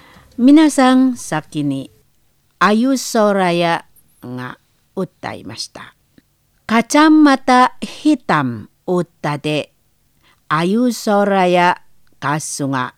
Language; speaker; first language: Japanese; non-native, learner; Indonesian